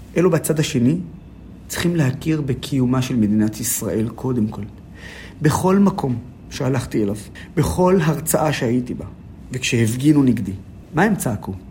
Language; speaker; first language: Hebrew; non-native, local second language; Arabic